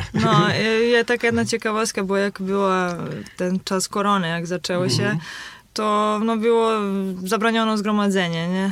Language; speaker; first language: Polish; non-native, fluent; Serbian